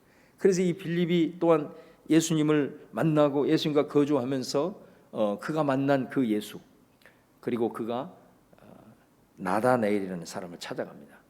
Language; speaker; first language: Korean; native; Korean